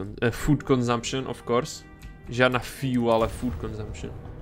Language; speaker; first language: English; non-native, learner; Czech